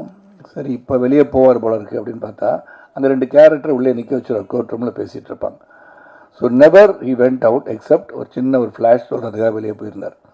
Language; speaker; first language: Tamil; native; Tamil